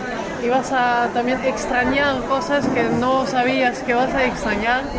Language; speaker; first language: Spanish; non-native, fluent; Dutch